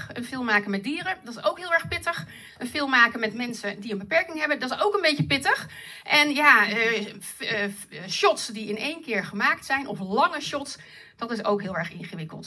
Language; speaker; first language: Dutch; native; Dutch